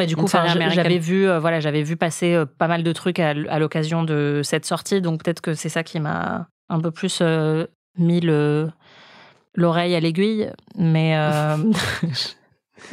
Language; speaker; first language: French; native; French